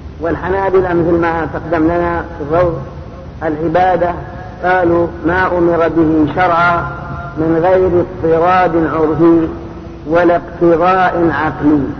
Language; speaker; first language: Arabic; native; Arabic